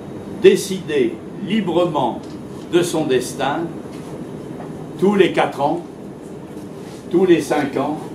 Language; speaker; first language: French; native; French